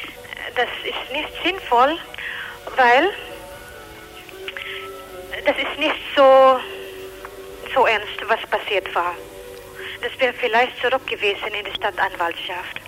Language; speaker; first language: German; non-native, learner; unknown